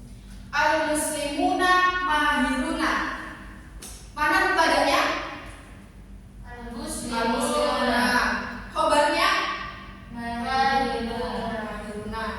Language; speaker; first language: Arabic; non-native, fluent; Indonesian